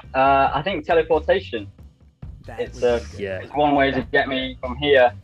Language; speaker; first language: English; native; English